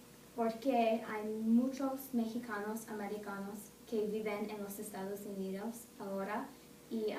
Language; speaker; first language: Spanish; non-native, learner; English